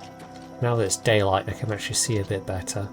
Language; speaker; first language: English; native; English